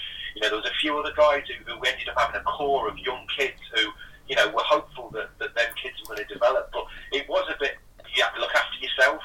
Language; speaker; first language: English; native; English